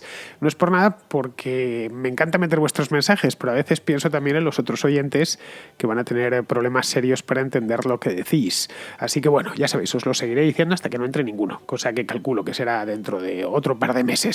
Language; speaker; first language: Spanish; native; Spanish